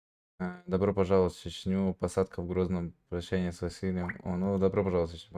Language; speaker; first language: Russian; native; Russian